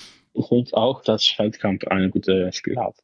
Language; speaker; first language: German; non-native, fluent; Dutch